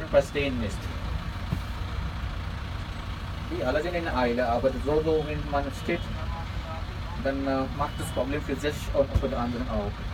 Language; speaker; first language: German; non-native, learner; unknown